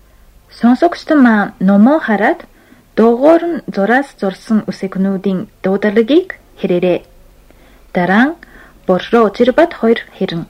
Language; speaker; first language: Mongolian; non-native, fluent; Japanese